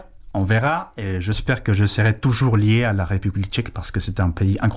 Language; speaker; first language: French; non-native, fluent; Spanish